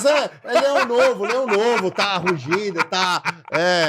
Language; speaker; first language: Portuguese; native; Portuguese